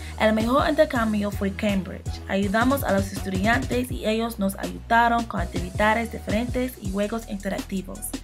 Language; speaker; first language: Spanish; non-native, learner; English